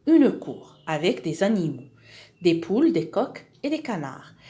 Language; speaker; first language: French; non-native, local second language; Arabic